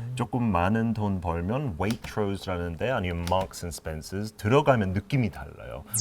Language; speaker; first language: Korean; non-native, fluent; English